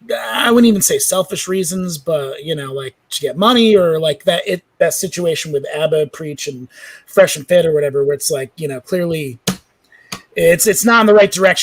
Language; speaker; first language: English; native; English